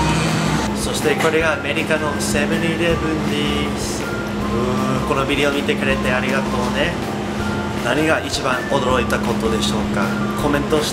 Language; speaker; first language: Japanese; non-native, learner; English